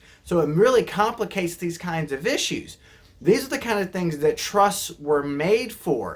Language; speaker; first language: English; native; English